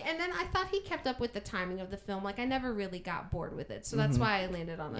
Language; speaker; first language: English; native; English